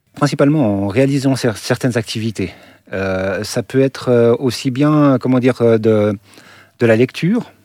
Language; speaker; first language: French; native; French